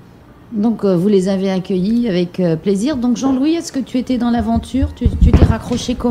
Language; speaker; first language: French; native; French